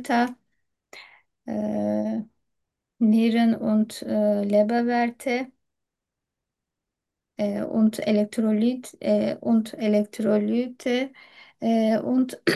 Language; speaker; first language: German; non-native, learner; Turkish